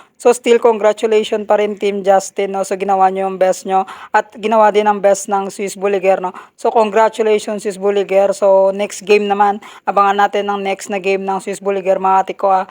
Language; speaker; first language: Filipino; non-native, local second language; Hiligaynon